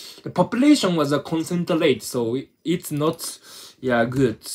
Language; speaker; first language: English; non-native, learner; Japanese